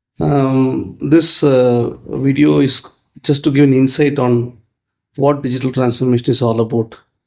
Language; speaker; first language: English; non-native, local second language; Tamil